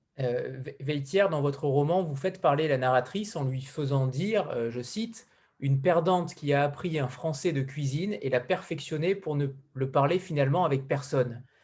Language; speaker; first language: French; native; French